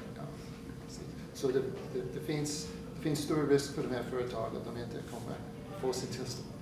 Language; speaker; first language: Swedish; non-native, fluent; English